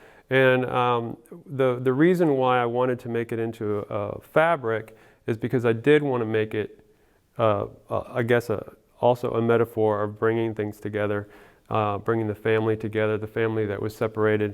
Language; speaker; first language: English; early bilingual, other home language; Spanish